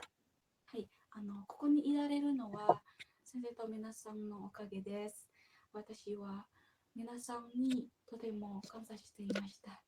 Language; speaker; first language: Japanese; non-native, learner; Indonesian